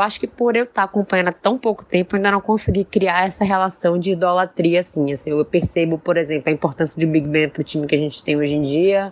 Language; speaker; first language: Portuguese; native; Portuguese